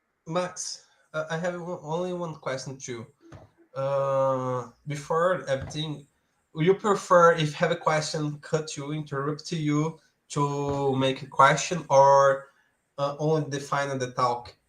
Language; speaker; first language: English; non-native, learner; Portuguese